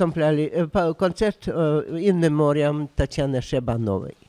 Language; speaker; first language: Polish; non-native, learner; Russian